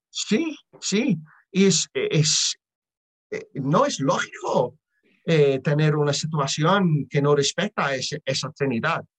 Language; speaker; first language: Spanish; non-native, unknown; English